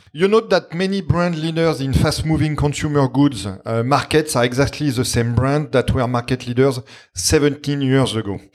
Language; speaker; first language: English; non-native, fluent; French